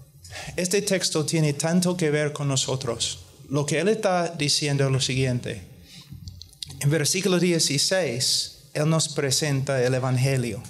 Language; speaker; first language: Spanish; non-native, fluent; English